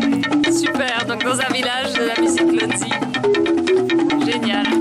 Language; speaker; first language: French; native; French